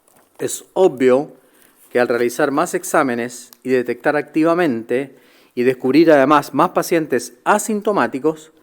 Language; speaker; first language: Spanish; native; Spanish